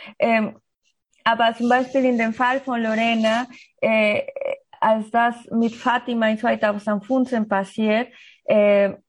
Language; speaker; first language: German; non-native, learner; Spanish